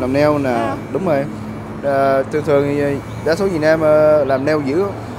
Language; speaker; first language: Vietnamese; early bilingual, heritage; Vietnamese